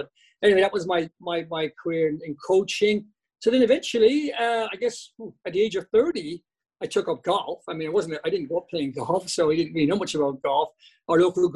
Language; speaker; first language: English; native; English